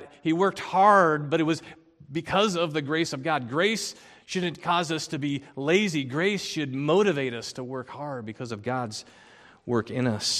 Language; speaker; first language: English; native; English